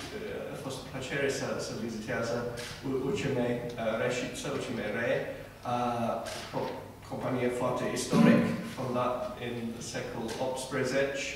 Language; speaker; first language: Romanian; non-native, fluent; English